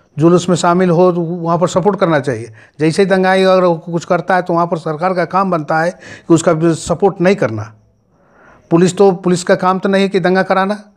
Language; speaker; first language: Hindi; native; Hindi